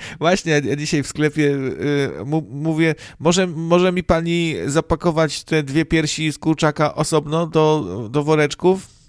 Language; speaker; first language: Polish; native; Polish